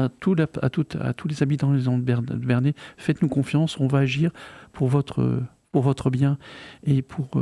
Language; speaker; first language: French; native; French